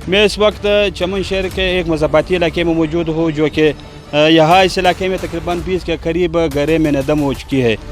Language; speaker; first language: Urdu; non-native, local second language; Pashto